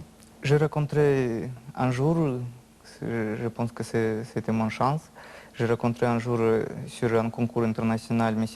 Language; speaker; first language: French; non-native, learner; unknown